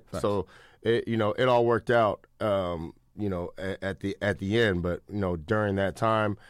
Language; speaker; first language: English; native; English